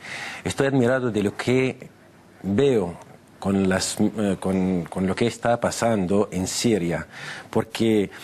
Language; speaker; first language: Spanish; non-native, fluent; Arabic